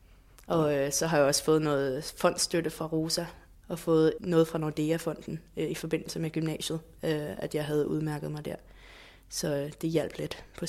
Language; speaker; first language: Danish; native; Danish